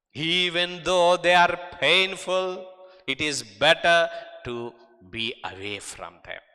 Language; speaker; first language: English; non-native, local second language; Telugu